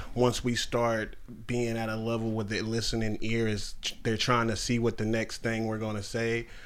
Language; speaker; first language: English; native; English